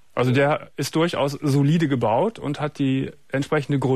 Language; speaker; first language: German; native; German